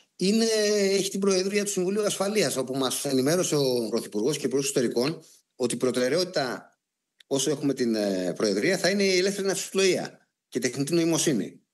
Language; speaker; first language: Greek; native; Greek